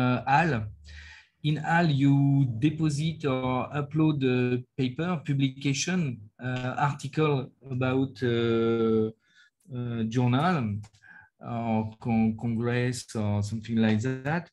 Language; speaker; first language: English; non-native, learner; French